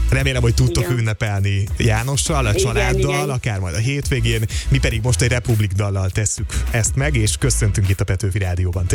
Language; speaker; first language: Hungarian; native; Hungarian